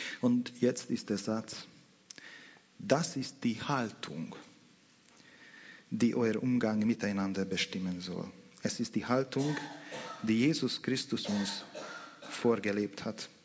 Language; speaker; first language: German; non-native, fluent; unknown